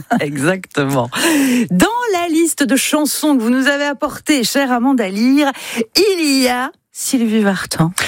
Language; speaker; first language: French; native; French